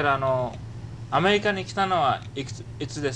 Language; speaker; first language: Japanese; early bilingual, heritage; Japanese